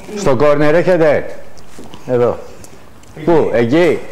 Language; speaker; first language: Greek; native; Greek